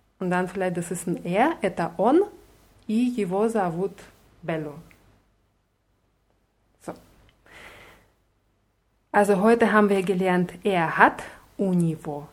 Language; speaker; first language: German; non-native, fluent; Russian